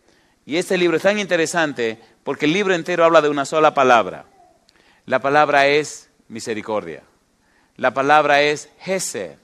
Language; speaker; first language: Spanish; native; Spanish